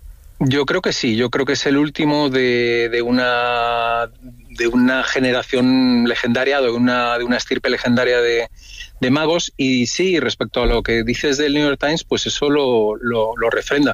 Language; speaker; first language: Spanish; native; Spanish